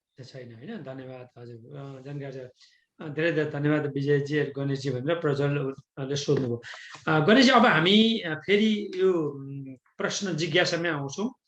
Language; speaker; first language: Nepali; native; Nepali